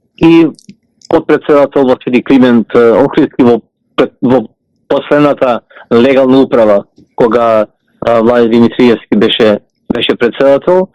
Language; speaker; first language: Macedonian; early bilingual, heritage; Macedonian